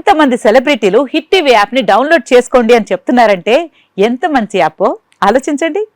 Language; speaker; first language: Telugu; native; Telugu